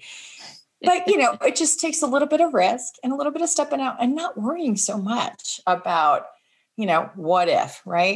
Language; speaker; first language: English; native; English